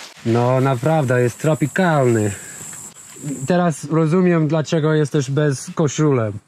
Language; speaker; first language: Polish; non-native, learner; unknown